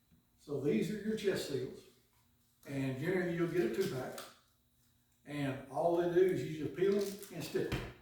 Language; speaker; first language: English; native; English